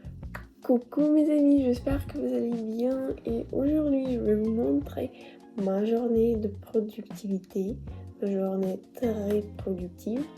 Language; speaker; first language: French; non-native, learner; Russian